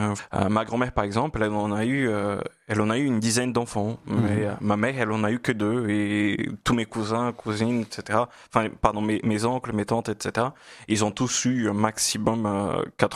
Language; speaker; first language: French; non-native, fluent; Portuguese